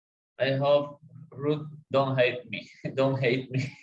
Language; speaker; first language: English; non-native, learner; Spanish